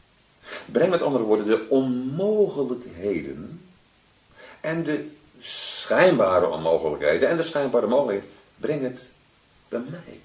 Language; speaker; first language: Dutch; native; Dutch